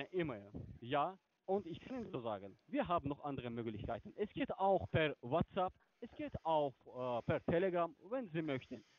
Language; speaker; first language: German; non-native, learner; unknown